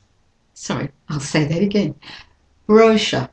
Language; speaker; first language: English; native; English